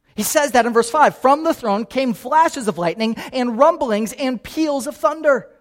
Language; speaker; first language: English; native; English